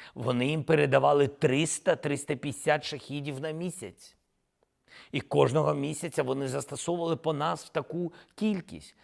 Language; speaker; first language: Ukrainian; non-native, local second language; Russian